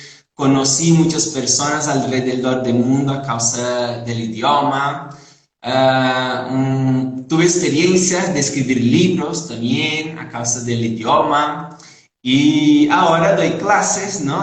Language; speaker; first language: Spanish; non-native, fluent; Portuguese